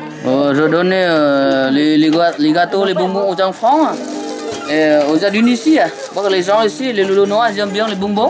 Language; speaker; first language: French; non-native, learner; Vietnamese